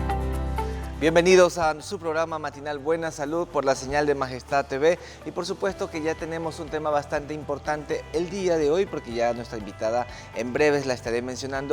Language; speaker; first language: Spanish; native; Spanish